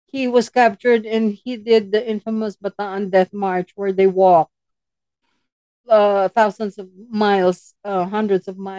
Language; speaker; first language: English; non-native, local second language; Filipino